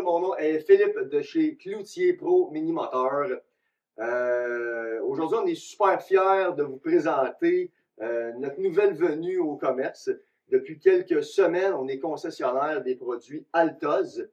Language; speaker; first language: French; native; French